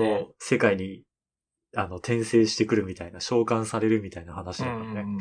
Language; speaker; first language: Japanese; native; Japanese